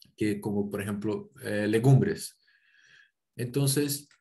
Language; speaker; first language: Spanish; non-native, fluent; Portuguese